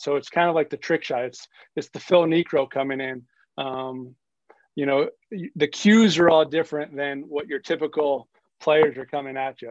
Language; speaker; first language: English; native; English